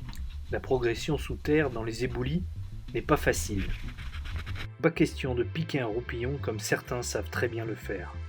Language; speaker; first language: French; native; French